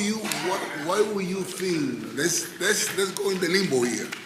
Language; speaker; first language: English; non-native, fluent; Spanish